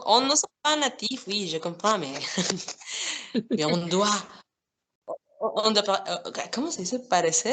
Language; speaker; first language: French; non-native, fluent; Spanish